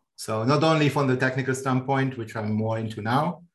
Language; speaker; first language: English; non-native, fluent; German